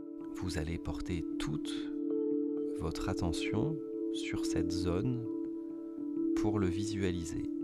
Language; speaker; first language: French; native; French